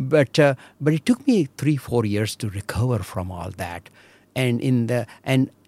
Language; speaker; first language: English; non-native, local second language; Marathi